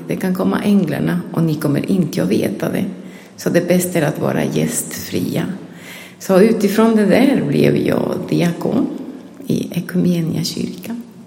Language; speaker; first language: Swedish; non-native, fluent; Spanish